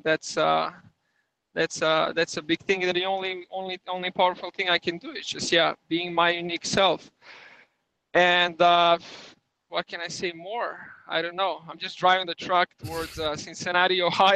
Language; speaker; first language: English; non-native, fluent; Serbian